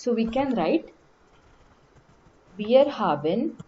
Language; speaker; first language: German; non-native, learner; Marathi